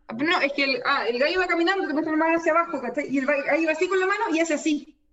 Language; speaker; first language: Spanish; native; Spanish